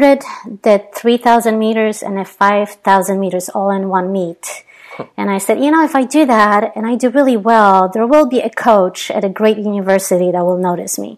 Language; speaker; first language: English; non-native, fluent; Polish